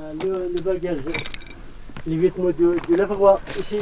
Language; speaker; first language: French; non-native, learner; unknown